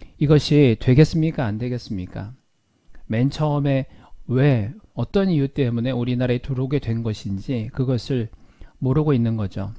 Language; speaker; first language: Korean; native; Korean